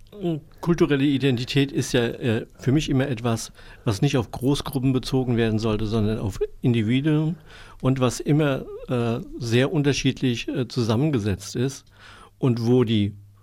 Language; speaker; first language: German; native; German